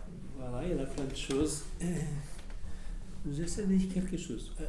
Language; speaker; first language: French; non-native, fluent; Portuguese